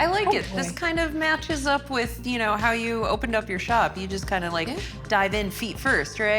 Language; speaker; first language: English; native; English